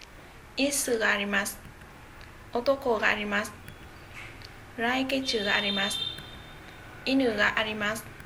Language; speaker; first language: Japanese; non-native, learner; Vietnamese